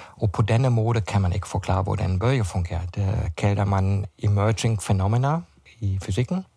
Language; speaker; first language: Danish; non-native, fluent; German